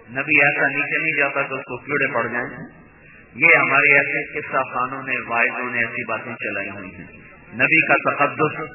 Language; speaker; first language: Urdu; non-native, local second language; Punjabi